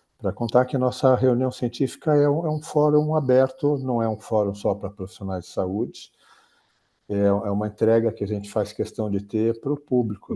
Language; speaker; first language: Portuguese; native; Portuguese